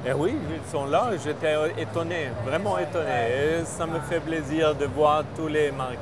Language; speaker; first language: French; non-native, fluent; German